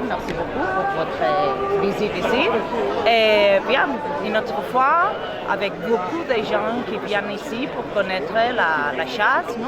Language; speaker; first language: French; non-native, fluent; Catalan